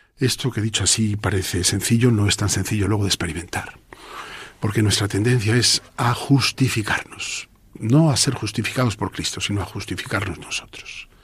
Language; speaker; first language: Spanish; native; Spanish